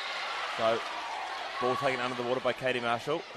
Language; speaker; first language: English; native; English